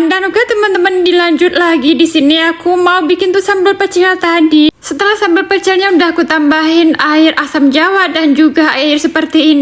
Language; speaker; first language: Indonesian; native; Indonesian